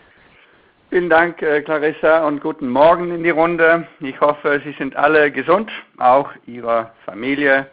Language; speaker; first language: German; non-native, fluent; Danish